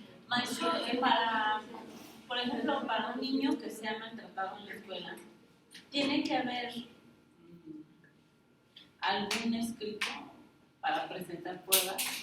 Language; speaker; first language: Spanish; native; Spanish